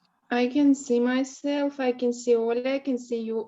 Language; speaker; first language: English; non-native, learner; Russian